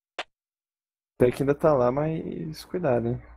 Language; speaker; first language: Portuguese; native; Portuguese